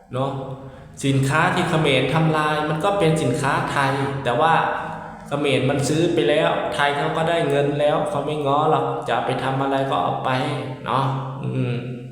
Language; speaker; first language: Thai; native; Thai